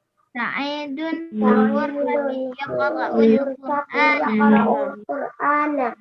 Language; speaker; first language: Arabic; non-native, learner; Indonesian